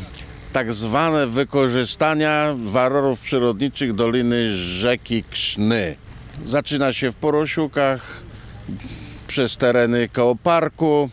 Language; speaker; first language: Polish; native; Polish